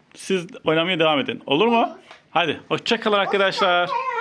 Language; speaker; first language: Turkish; native; Turkish